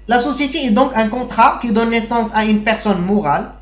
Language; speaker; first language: French; non-native, local second language; Arabic